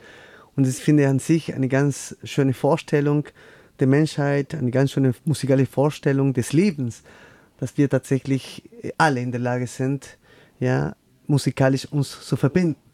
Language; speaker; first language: German; non-native, fluent; Spanish